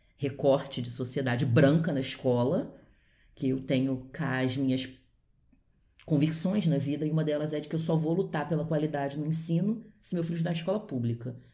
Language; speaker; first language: Portuguese; native; Portuguese